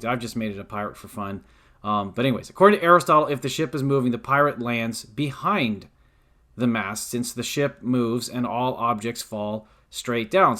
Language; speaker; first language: English; native; English